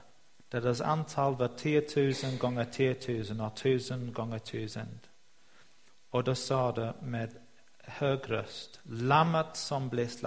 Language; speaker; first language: Swedish; non-native, fluent; English